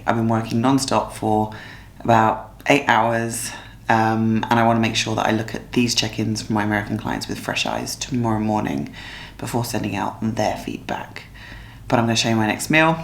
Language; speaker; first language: English; native; English